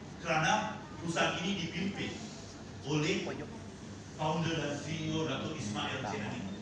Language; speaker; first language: Indonesian; non-native, fluent; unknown